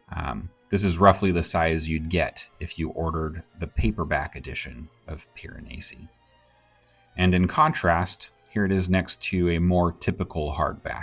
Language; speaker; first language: English; native; English